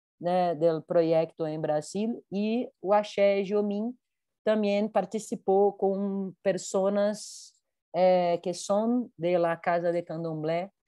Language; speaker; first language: Portuguese; non-native, learner; Spanish